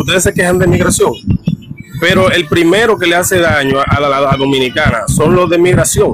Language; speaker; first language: Spanish; native; Spanish